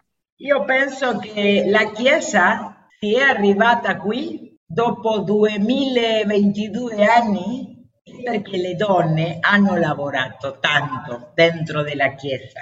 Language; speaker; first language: Italian; non-native, learner; Spanish